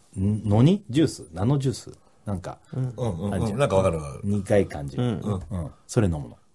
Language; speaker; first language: Japanese; native; Japanese